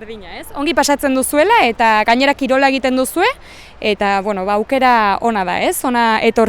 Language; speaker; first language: Basque; native; Basque